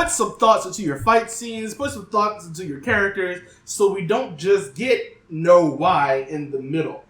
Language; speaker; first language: English; native; English